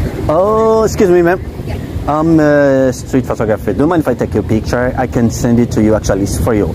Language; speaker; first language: English; non-native, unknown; Portuguese